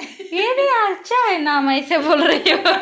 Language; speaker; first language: Hindi; non-native, local second language; Kannada